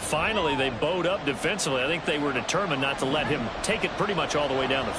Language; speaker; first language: English; native; English